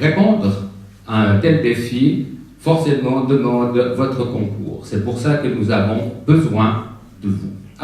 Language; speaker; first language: French; native; French